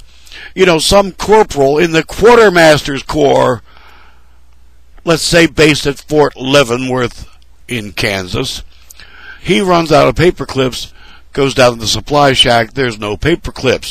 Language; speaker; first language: English; native; English